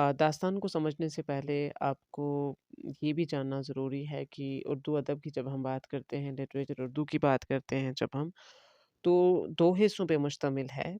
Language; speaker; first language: Urdu; non-native, local second language; Kashmiri